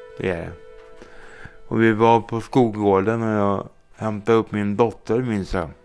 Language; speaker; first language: Swedish; native; Swedish